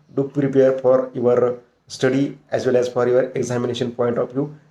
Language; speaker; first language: English; non-native, local second language; Marathi